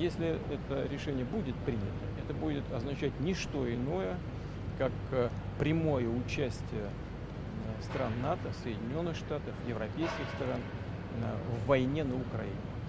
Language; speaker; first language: Russian; native; Russian